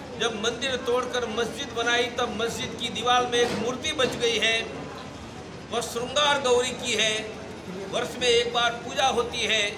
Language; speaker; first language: Hindi; native; Hindi